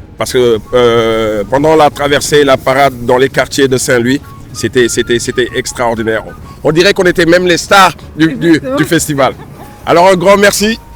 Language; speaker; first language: French; non-native, local second language; Wolof